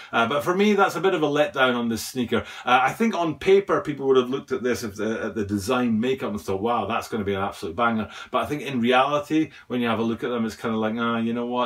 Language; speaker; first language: English; native; English